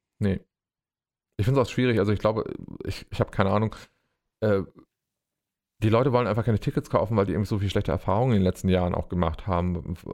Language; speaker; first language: German; native; German